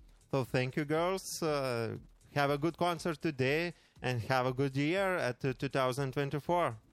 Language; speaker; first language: English; non-native, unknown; Lithuanian